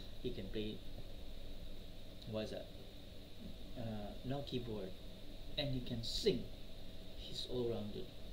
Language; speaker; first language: English; non-native, local second language; Malay